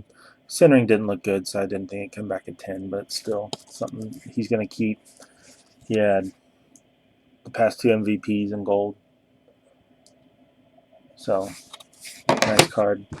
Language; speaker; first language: English; native; English